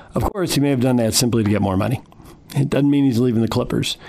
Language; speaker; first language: English; native; English